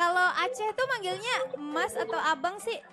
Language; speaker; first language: Indonesian; native; Indonesian